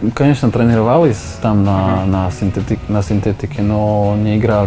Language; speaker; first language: Russian; non-native, learner; Slovak